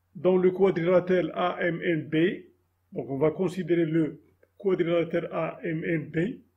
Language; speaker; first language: French; non-native, local second language; Arabic